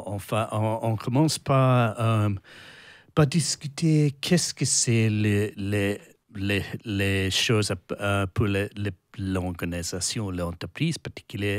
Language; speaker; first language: French; non-native, learner; English